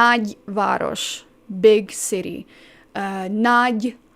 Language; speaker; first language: Hungarian; non-native, learner; English